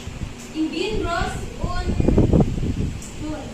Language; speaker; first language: German; non-native, learner; Indonesian